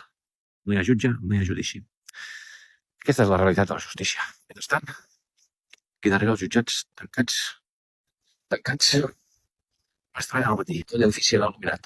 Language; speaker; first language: Catalan; native; Catalan